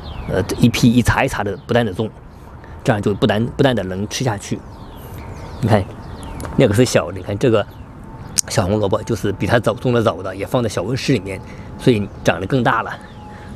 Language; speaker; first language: Chinese; native; Chinese